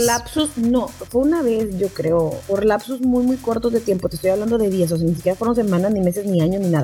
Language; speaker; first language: Spanish; native; Spanish